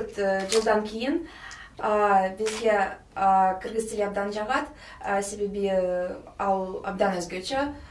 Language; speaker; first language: Kyrgyz; non-native, learner; Russian